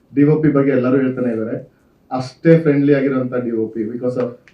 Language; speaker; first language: Kannada; native; Kannada